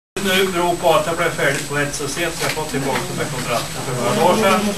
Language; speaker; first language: Swedish; native; Swedish